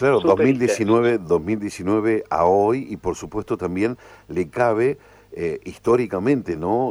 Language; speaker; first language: Spanish; native; Spanish